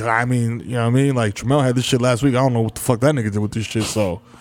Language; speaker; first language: English; early bilingual, other home language; Spanish